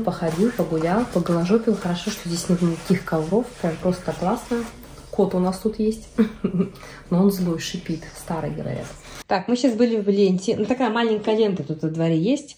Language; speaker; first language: Russian; native; Russian